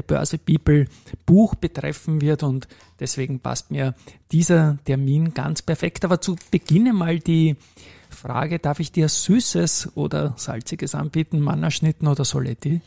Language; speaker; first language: German; native; German